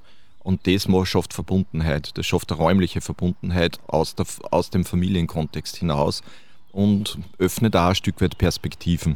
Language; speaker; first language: German; native; German